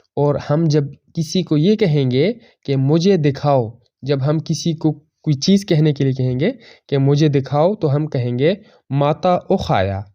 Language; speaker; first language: Urdu; non-native, local second language; Pashto